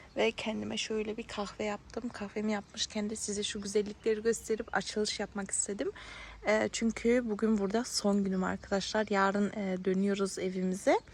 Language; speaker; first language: Turkish; early bilingual, heritage; Turkish